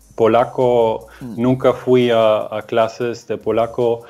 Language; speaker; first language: Spanish; non-native, fluent; Russian